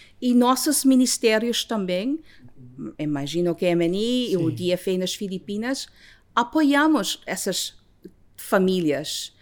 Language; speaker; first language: Portuguese; non-native, learner; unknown